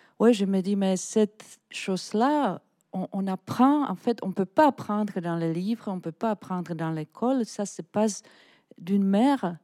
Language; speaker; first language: French; non-native, fluent; Czech